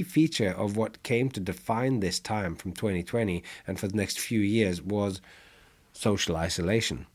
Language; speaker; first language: English; non-native, fluent; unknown